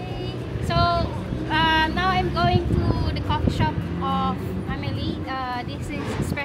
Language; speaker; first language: English; non-native, local second language; Filipino